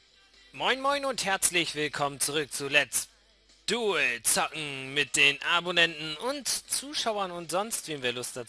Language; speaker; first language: German; native; German